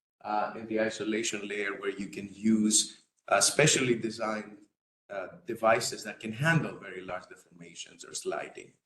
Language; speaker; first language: English; non-native, fluent; Greek